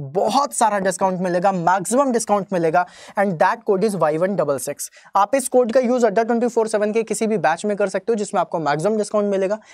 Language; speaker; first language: Hindi; native; Hindi